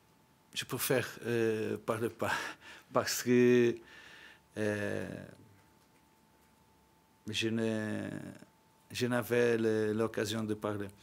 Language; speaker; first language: French; non-native, learner; Portuguese